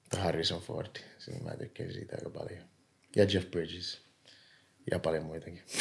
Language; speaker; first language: Finnish; early bilingual, other home language; English